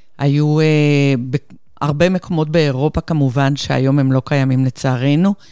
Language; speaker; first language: Hebrew; non-native, fluent; Spanish